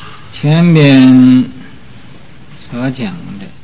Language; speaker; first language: Chinese; native; Chinese